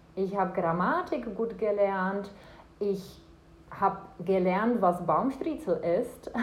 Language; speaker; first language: German; non-native, fluent; Czech